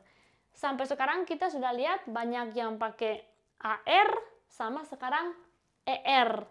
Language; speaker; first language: Indonesian; non-native, fluent; Spanish